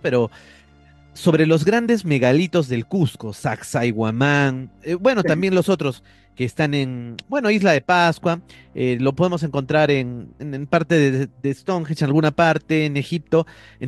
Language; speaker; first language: Spanish; native; Spanish